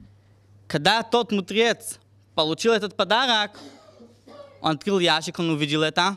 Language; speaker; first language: Russian; non-native, fluent; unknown